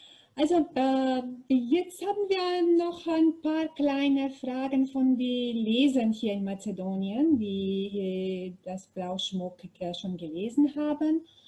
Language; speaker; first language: German; non-native, learner; Macedonian